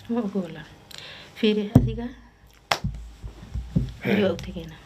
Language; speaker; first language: Somali; non-native, learner; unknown